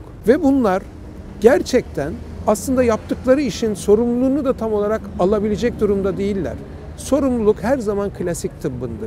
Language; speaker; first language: Turkish; native; Turkish